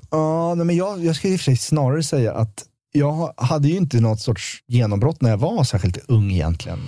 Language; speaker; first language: Swedish; native; Swedish